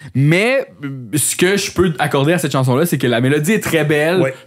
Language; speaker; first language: French; native; French